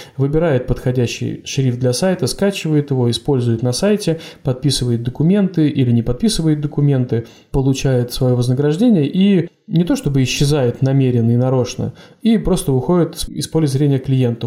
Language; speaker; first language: Russian; native; Russian